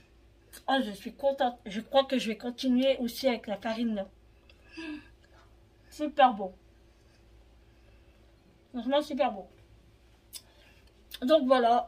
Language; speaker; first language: French; native; French